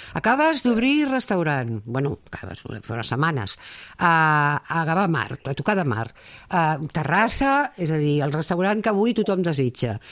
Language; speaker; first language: Catalan; native; Catalan